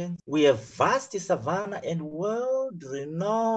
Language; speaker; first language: English; non-native, local second language; Shona